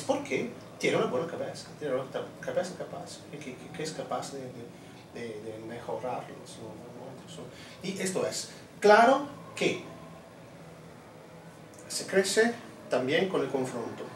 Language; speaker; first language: Spanish; non-native, fluent; Italian